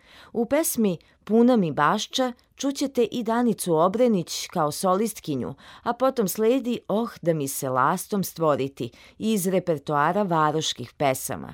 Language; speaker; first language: Serbian; native; Serbian